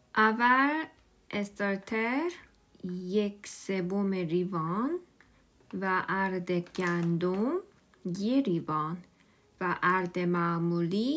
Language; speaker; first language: Persian; non-native, learner; Korean